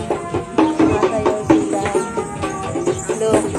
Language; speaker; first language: Filipino; non-native, local second language; Cebuano